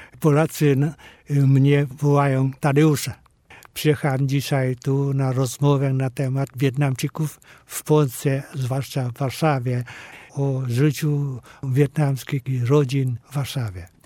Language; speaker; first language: Polish; non-native, fluent; Vietnamese